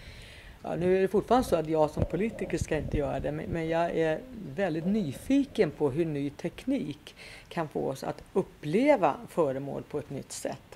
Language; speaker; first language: Swedish; native; Swedish